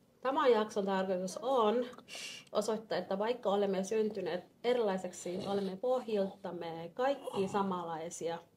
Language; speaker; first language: Finnish; non-native, fluent; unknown